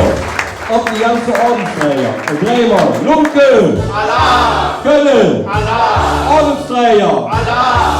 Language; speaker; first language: German; native; German